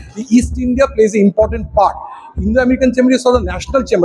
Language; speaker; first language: English; non-native, local second language; Bangla